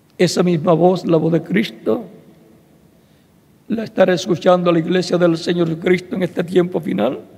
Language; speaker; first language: Spanish; native; Spanish